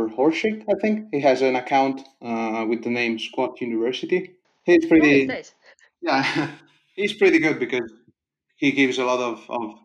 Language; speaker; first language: English; non-native, fluent; Italian